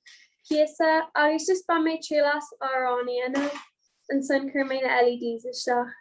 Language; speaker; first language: Irish; non-native, local second language; English